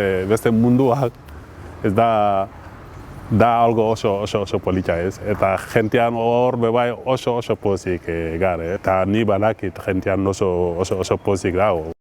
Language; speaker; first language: Basque; non-native, learner; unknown